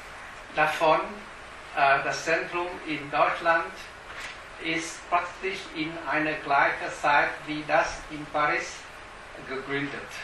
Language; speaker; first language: German; non-native, fluent; Vietnamese